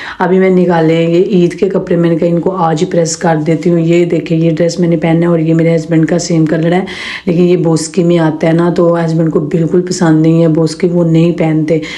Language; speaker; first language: Urdu; non-native, local second language; Punjabi